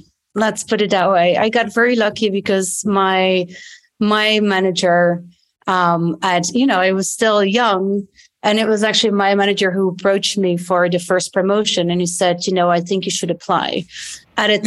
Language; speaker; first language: English; non-native, fluent; Dutch